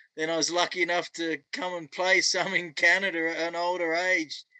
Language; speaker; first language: English; native; English